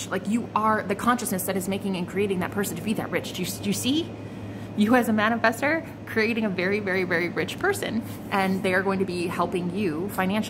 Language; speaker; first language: English; native; English